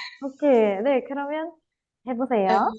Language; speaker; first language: Korean; non-native, fluent; Indonesian